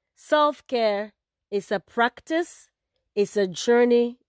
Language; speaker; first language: English; non-native, local second language; Akan